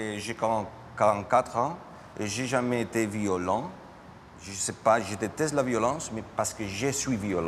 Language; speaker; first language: French; non-native, learner; Spanish